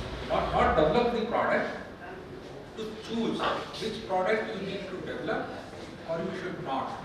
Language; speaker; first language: English; non-native, local second language; Hindi